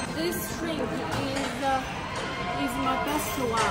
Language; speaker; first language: English; non-native, learner; Chinese